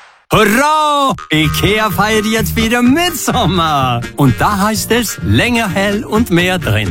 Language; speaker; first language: German; native; German